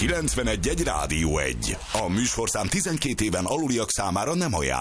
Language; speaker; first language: Hungarian; native; Hungarian